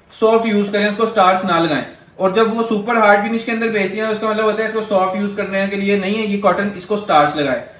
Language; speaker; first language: Urdu; non-native, local second language; Punjabi